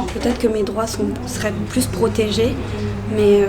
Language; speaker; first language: French; early bilingual, other home language; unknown